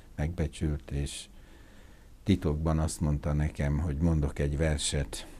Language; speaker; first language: Hungarian; native; Hungarian